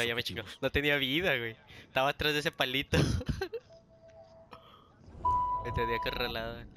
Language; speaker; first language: Spanish; native; Spanish